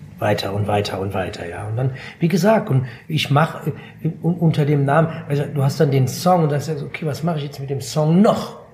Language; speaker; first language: German; early bilingual, other home language; Arabic